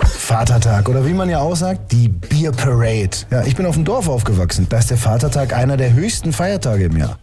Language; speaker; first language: German; native; German